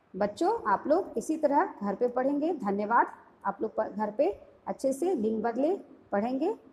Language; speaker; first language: Hindi; native; Hindi